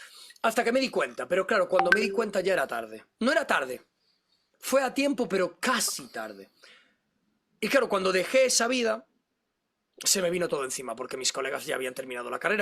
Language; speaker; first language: Spanish; native; Spanish